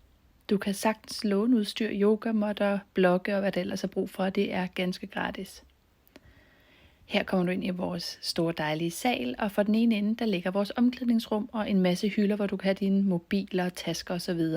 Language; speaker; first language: Danish; native; Danish